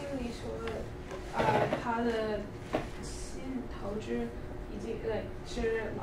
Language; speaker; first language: Chinese; non-native, learner; English